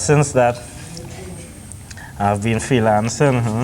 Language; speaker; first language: English; native; English